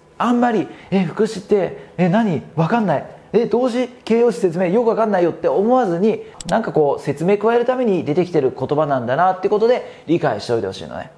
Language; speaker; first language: Japanese; native; Japanese